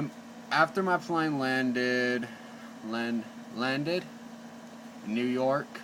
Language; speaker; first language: English; native; English